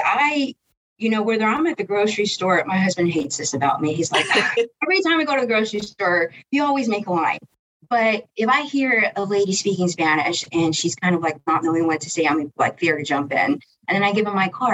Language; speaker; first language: English; early bilingual, other home language; Spanish